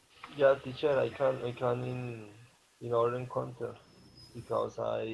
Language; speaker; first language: English; non-native, learner; Spanish